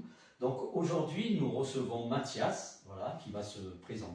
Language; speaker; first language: French; native; French